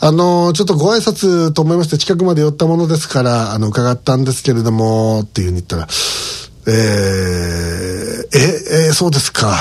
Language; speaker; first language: Japanese; native; Japanese